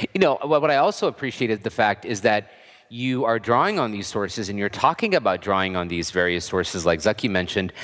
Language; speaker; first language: English; native; English